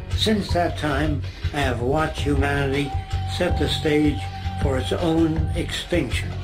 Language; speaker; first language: English; native; English